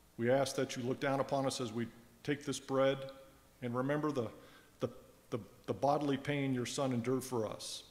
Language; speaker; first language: English; native; English